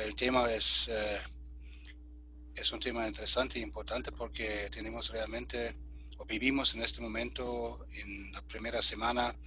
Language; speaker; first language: Spanish; non-native, fluent; German